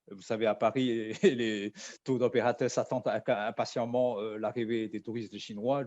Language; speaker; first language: French; non-native, fluent; Chinese